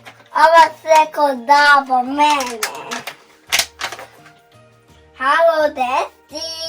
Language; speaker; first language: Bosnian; early bilingual, heritage; Serbian